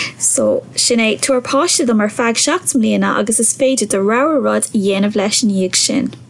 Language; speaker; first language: Irish; non-native, local second language; English